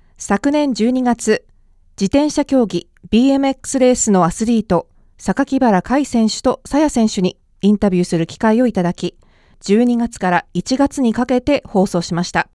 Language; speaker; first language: Japanese; native; Japanese